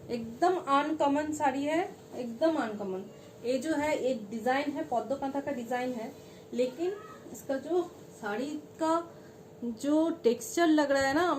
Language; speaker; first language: Hindi; non-native, local second language; Bangla